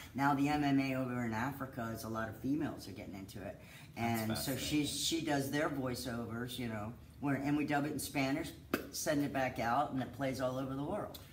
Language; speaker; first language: English; native; English